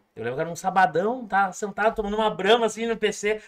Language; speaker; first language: Portuguese; native; Portuguese